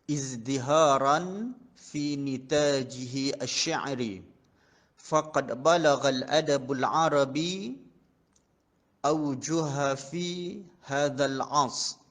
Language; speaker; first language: Arabic; non-native, fluent; Malay